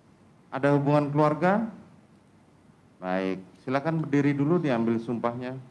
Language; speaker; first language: Indonesian; native; Indonesian